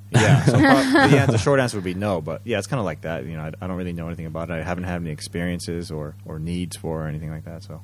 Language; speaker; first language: English; early bilingual, other home language; Japanese